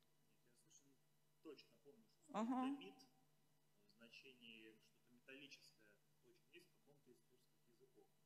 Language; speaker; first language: Russian; native; Russian